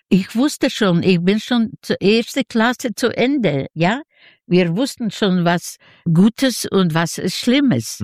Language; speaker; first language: German; non-native, learner; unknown